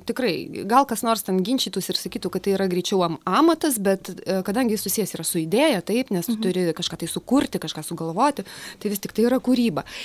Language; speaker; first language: Lithuanian; native; Lithuanian